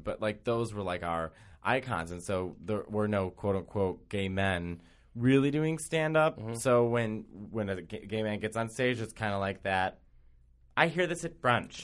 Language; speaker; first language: English; native; English